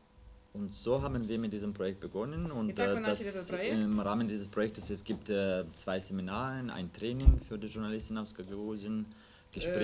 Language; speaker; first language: German; non-native, fluent; Russian